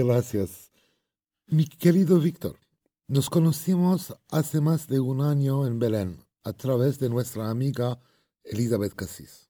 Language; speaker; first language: Spanish; non-native, fluent; Arabic